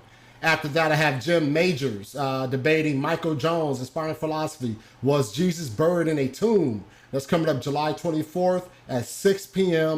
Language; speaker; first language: English; native; English